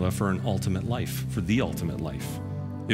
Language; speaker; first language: English; native; English